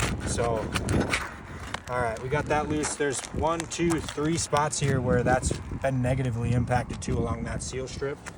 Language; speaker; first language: English; native; English